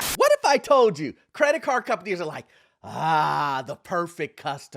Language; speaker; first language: English; native; English